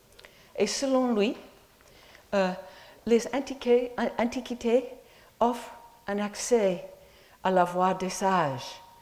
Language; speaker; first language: French; non-native, fluent; English